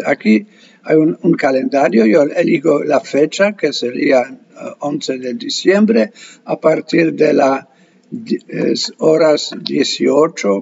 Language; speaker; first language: Spanish; non-native, fluent; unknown